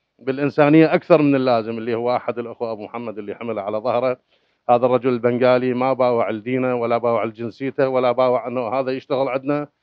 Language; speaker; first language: Arabic; native; Arabic